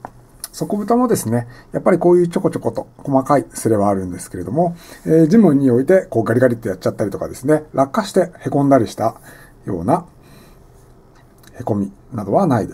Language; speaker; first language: Japanese; native; Japanese